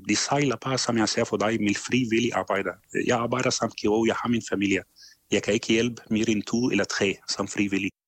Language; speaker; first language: Danish; non-native, fluent; Arabic